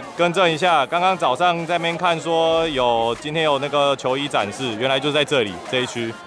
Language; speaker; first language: Chinese; native; Chinese